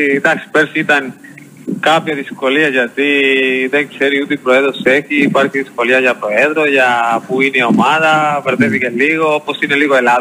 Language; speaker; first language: Greek; non-native, learner; Spanish